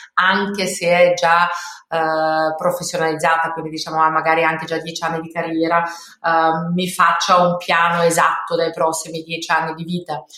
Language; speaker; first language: Italian; non-native, fluent; German